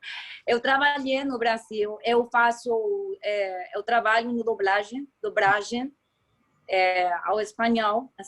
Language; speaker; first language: Portuguese; non-native, learner; Spanish